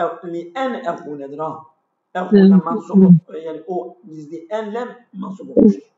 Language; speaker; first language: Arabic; non-native, fluent; Turkish